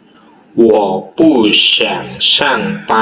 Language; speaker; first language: Chinese; non-native, learner; Khmer